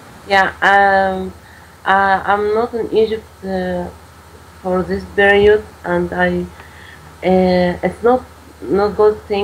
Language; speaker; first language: English; non-native, learner; Arabic